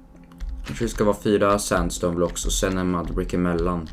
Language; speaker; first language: Swedish; native; Swedish